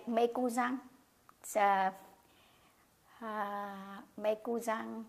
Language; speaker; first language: French; non-native, learner; Khmer